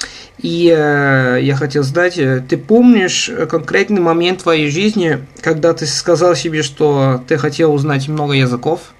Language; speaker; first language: Russian; non-native, fluent; Italian